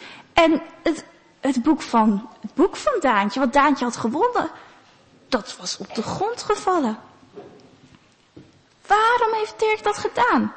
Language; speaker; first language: Dutch; native; Dutch